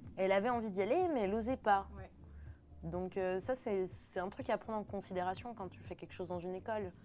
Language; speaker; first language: French; early bilingual, other home language; Spanish